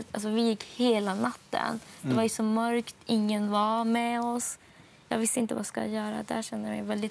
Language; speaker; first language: Swedish; non-native, fluent; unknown